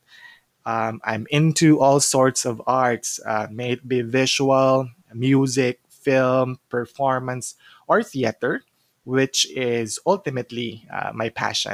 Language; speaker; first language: English; non-native, local second language; Cebuano